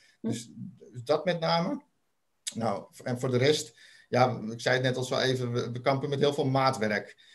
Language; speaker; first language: Dutch; native; Dutch